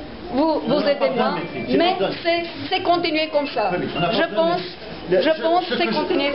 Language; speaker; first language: French; non-native, learner; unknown